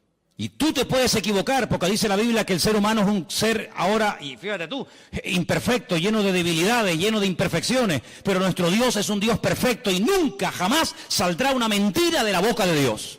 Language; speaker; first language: Spanish; native; Spanish